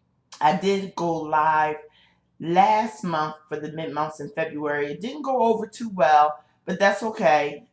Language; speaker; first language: English; native; English